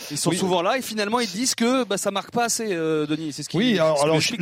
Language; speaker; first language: French; native; French